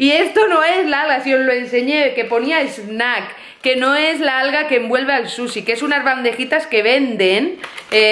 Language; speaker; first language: Spanish; native; Spanish